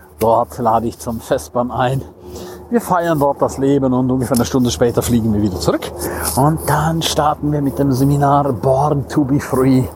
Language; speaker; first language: German; non-native, local second language; Romansh